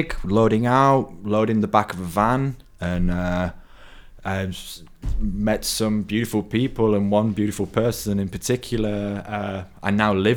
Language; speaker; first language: English; native; English